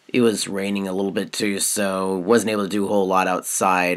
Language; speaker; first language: English; native; English